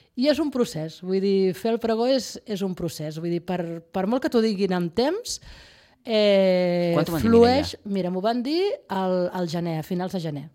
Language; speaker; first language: Catalan; native; Catalan